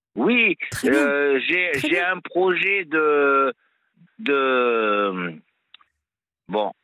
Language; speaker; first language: French; native; French